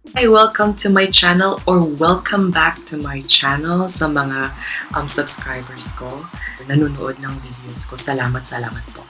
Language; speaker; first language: Filipino; non-native, local second language; Cebuano